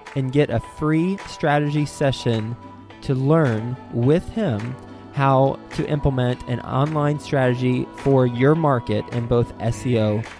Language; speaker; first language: English; native; English